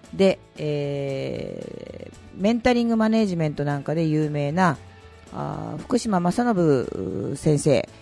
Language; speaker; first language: Japanese; native; Japanese